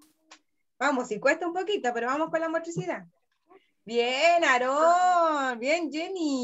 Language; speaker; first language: Spanish; native; Spanish